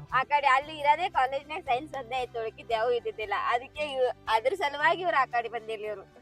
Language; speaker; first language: Kannada; native; Kannada